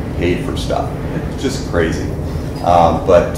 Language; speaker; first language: English; native; English